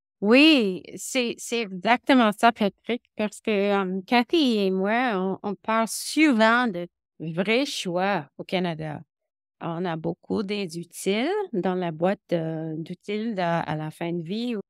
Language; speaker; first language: French; non-native, local second language; English